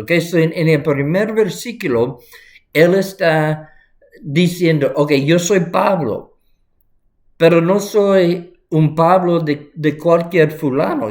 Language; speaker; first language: Spanish; non-native, fluent; English